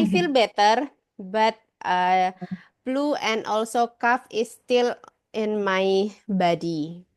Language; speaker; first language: English; non-native, learner; Indonesian